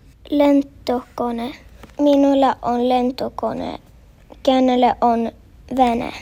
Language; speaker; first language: Finnish; non-native, learner; Swedish